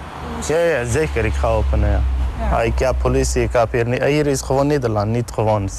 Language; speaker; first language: Dutch; non-native, learner; Arabic